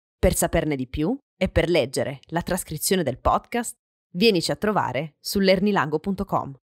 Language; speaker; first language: Italian; native; Italian